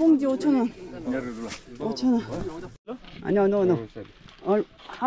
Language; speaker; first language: Korean; native; Korean